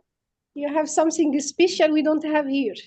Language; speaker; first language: English; non-native, fluent; Arabic